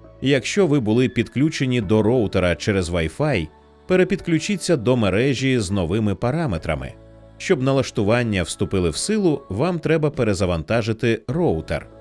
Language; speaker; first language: Ukrainian; native; Ukrainian